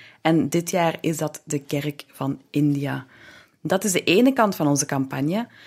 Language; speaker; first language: Dutch; native; Dutch